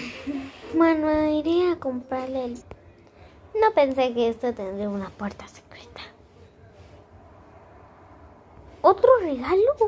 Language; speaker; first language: Spanish; native; Spanish